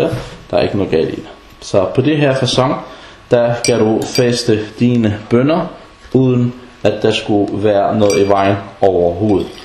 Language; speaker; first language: Danish; non-native, fluent; Arabic